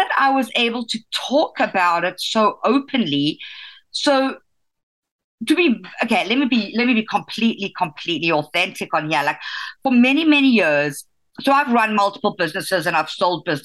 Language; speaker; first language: English; native; English